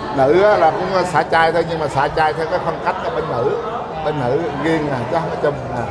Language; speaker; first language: Vietnamese; non-native, local second language; Eastern Cham